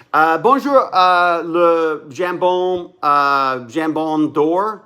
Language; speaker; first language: French; non-native, learner; English